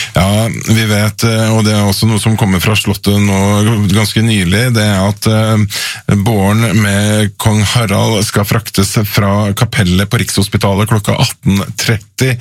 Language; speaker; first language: Norwegian; native; Norwegian